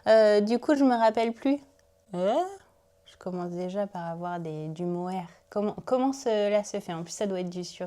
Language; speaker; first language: French; native; French